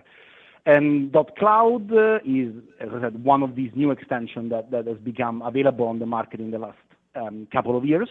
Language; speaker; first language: English; non-native, fluent; Italian